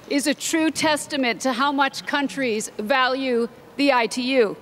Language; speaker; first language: English; native; English